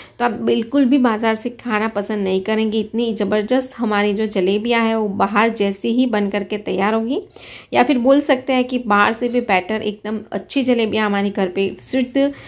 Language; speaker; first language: Hindi; non-native, local second language; Gujarati